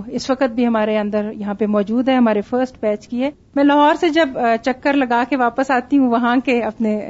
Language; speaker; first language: Urdu; native; Urdu